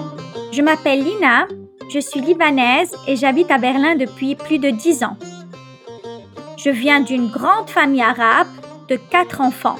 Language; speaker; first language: French; non-native, local second language; Arabic